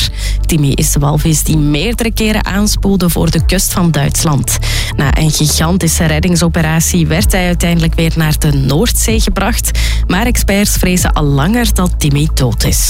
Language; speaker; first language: Dutch; native; Dutch